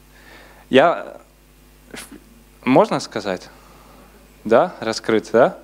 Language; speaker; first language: Russian; non-native, learner; Dutch